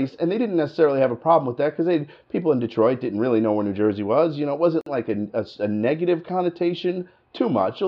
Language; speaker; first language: English; native; English